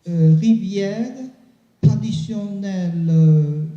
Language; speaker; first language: French; non-native, learner; Chinese